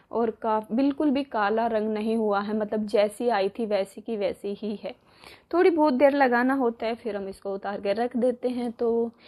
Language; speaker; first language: Hindi; native; Hindi